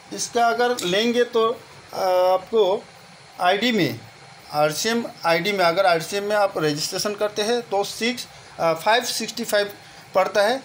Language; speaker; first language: Hindi; non-native, local second language; Assamese